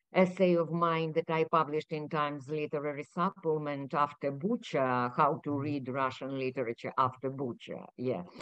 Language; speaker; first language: English; non-native, fluent; Ukrainian